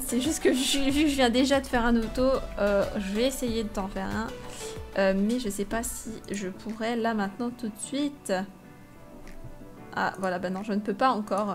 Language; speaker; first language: French; native; French